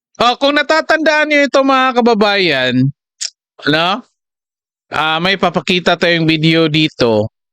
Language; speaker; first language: Filipino; non-native, local second language; Cebuano